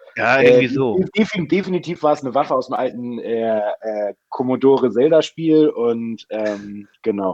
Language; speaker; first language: German; native; German